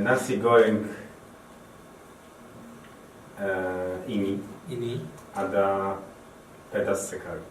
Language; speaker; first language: Indonesian; non-native, learner; Polish